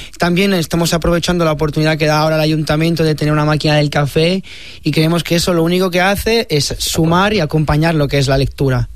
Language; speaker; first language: Spanish; non-native, fluent; Italian